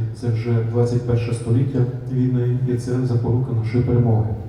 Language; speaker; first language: Ukrainian; non-native, local second language; Russian